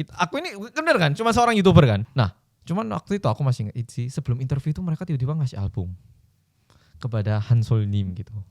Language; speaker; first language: Indonesian; early bilingual, other home language; Korean